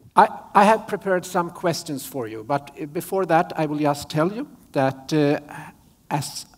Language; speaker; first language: English; non-native, fluent; Swedish